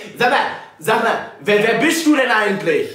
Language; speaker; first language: German; native; German